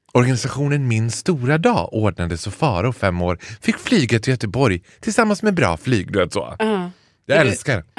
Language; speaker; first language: Swedish; native; Swedish